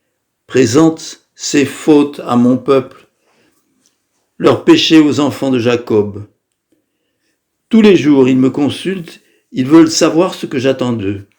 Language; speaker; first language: French; native; French